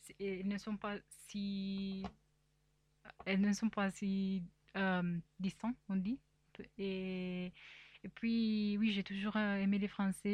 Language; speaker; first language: French; non-native, fluent; Italian